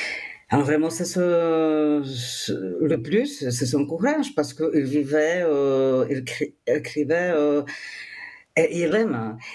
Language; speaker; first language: French; non-native, fluent; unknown